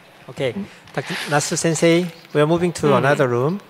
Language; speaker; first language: English; non-native, fluent; Korean